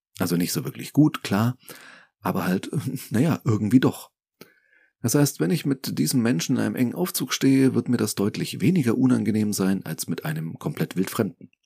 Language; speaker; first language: German; native; German